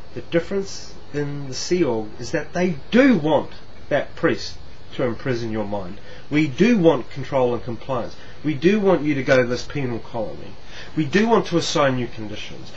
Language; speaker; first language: English; native; English